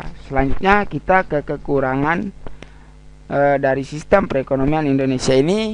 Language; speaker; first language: Indonesian; native; Indonesian